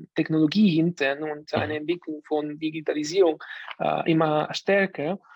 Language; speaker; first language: German; non-native, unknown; Italian